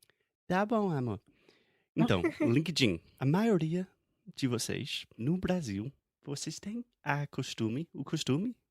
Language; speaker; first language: Portuguese; non-native, fluent; English